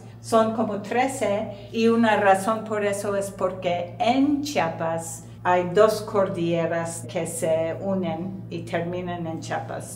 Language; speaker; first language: Spanish; non-native, fluent; English